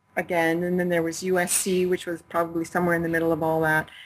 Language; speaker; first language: English; native; English